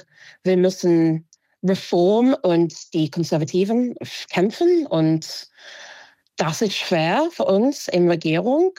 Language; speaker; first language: German; non-native, fluent; English